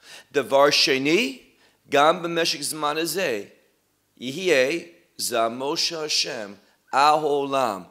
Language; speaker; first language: Hebrew; non-native, fluent; English